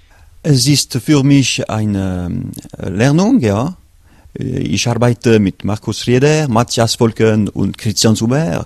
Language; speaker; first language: German; non-native, learner; French